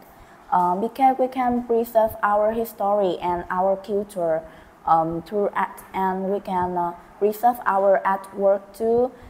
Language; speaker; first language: English; non-native, learner; Vietnamese